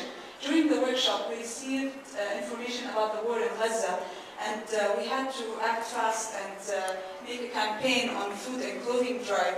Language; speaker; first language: English; non-native, fluent; Arabic